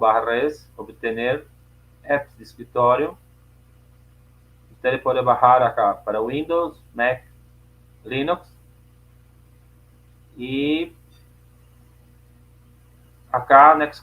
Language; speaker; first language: Spanish; non-native, learner; Portuguese